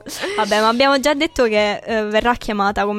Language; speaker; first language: Italian; native; Italian